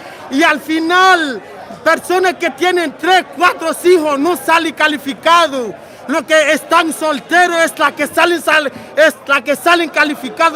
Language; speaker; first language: Spanish; non-native, learner; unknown